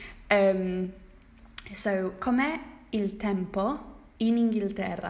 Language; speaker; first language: Italian; non-native, fluent; English